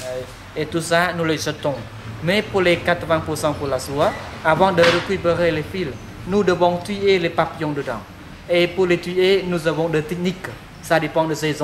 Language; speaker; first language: French; non-native, fluent; Khmer